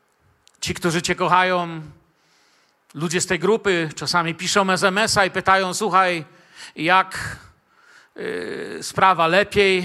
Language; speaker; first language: Polish; native; Polish